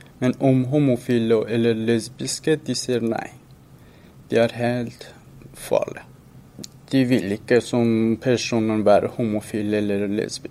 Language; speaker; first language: Norwegian; non-native, learner; Persian